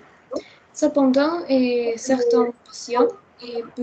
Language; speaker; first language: French; non-native, learner; Spanish